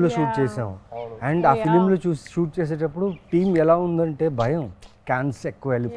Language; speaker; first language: Telugu; native; Telugu